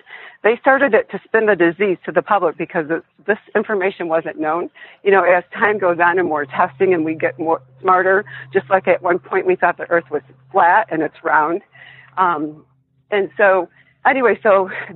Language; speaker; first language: English; native; English